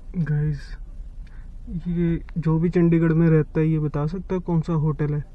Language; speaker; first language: Hindi; native; Hindi